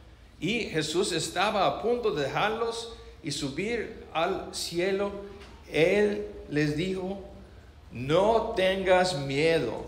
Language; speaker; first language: Spanish; non-native, learner; English